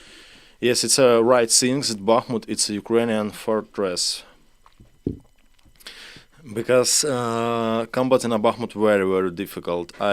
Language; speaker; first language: English; non-native, learner; Ukrainian